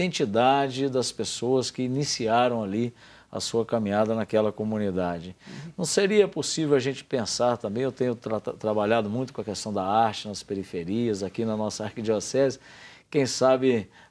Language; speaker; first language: Portuguese; native; Portuguese